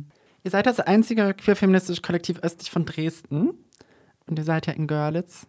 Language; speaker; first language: German; native; German